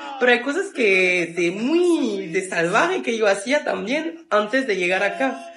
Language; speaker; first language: Spanish; non-native, fluent; French